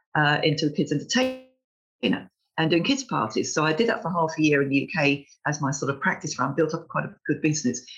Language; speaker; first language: English; native; English